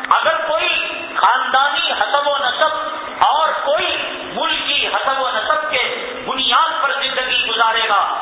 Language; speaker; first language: Urdu; native; Urdu